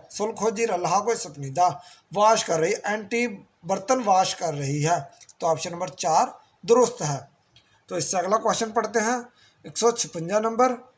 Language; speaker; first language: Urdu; non-native, local second language; Punjabi